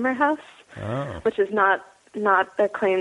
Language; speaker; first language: English; native; English